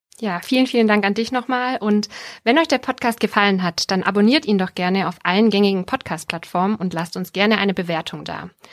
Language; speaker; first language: German; native; German